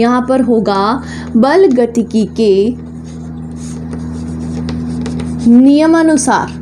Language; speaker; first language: Hindi; native; Hindi